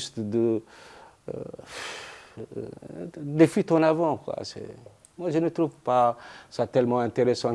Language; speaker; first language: French; non-native, local second language; Arabic